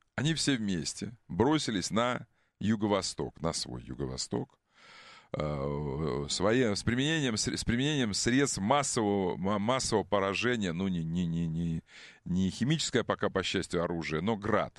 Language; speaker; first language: Russian; native; Russian